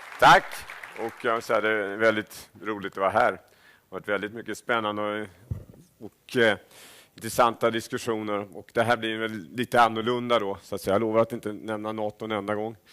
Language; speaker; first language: Swedish; native; Swedish